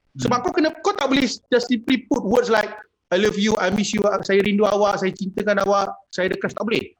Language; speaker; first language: Malay; native; Malay